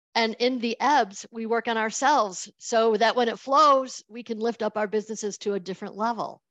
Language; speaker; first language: English; native; English